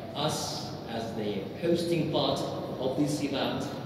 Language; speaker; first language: English; non-native, fluent; Russian